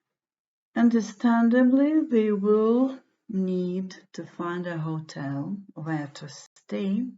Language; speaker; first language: English; non-native, fluent; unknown